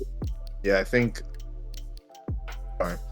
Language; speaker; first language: English; native; English